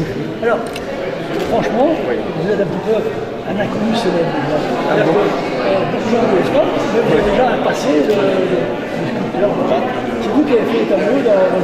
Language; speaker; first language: French; native; French